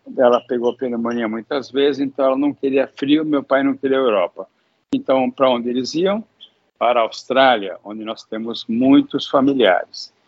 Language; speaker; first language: Portuguese; early bilingual, other home language; Hungarian